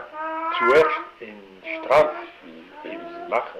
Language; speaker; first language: German; non-native, learner; French